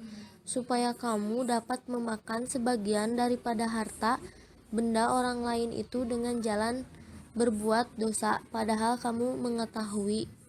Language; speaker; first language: Indonesian; native; Indonesian